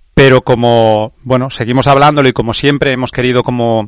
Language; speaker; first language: Spanish; non-native, local second language; Catalan